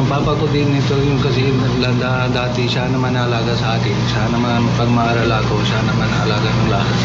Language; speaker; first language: Filipino; non-native, learner; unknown